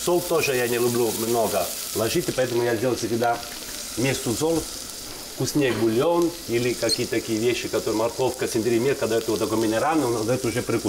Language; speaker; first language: Russian; non-native, learner; Italian